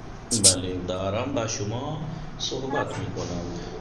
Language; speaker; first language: Persian; non-native, fluent; Urdu